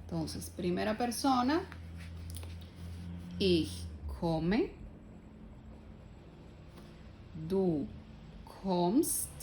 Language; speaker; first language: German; non-native, fluent; Spanish